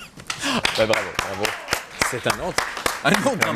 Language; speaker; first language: French; native; French